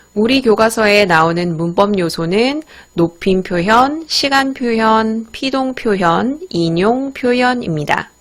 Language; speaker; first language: Korean; native; Korean